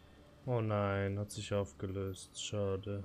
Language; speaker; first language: German; native; German